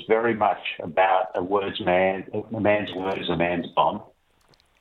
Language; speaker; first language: English; native; English